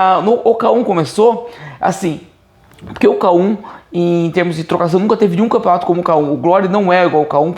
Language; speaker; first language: Portuguese; native; Portuguese